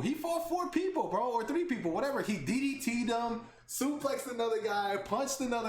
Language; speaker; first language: English; native; English